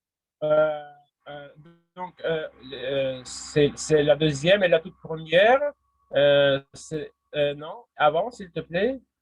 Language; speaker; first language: French; non-native, fluent; Russian